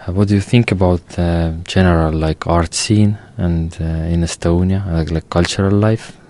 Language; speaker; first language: English; non-native, fluent; Estonian